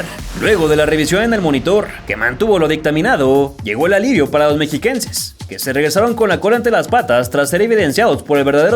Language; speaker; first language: Spanish; native; Spanish